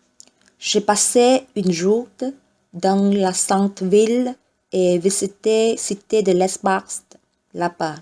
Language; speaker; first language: French; non-native, learner; Vietnamese